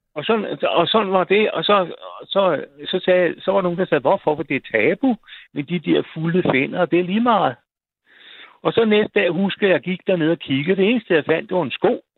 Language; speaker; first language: Danish; native; Danish